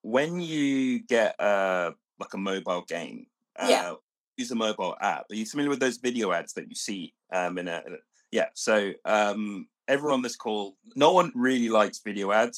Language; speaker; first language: English; native; English